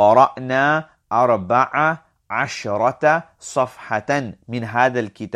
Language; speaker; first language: Arabic; non-native, fluent; English